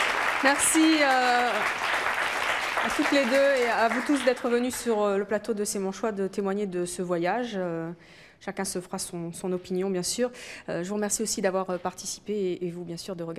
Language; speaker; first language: French; native; French